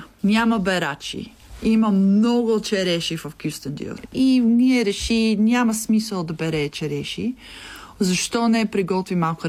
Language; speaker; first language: Bulgarian; non-native, learner; English